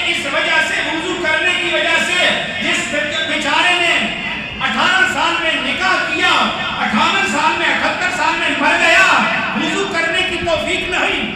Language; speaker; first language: Urdu; non-native, local second language; Punjabi